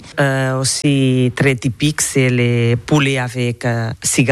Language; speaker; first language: French; non-native, learner; Catalan